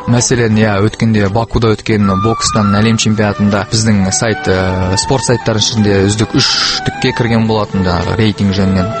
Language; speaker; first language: Kazakh; native; Kazakh